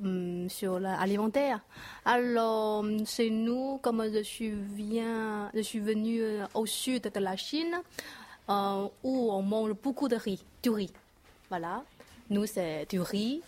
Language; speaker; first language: French; non-native, learner; Chinese